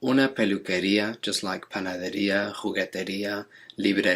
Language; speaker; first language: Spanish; non-native, fluent; English